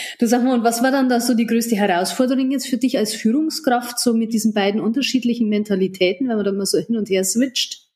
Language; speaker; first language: German; native; German